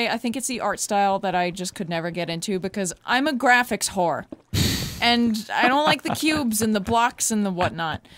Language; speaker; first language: English; native; English